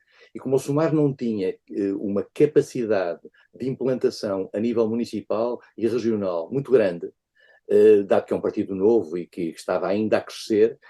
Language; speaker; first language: Portuguese; native; Portuguese